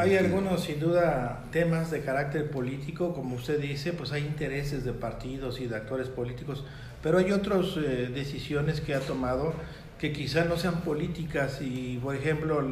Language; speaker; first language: Spanish; native; Spanish